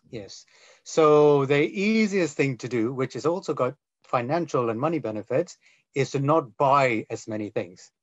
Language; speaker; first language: English; non-native, local second language; Tamil